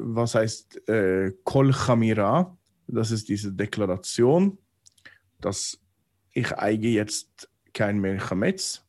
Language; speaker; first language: German; non-native, fluent; English